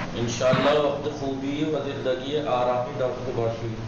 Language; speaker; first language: Persian; non-native, fluent; Urdu